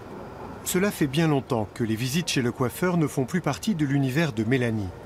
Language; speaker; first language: French; native; French